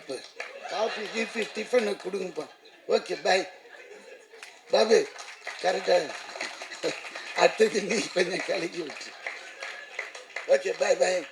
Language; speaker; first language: Tamil; native; Tamil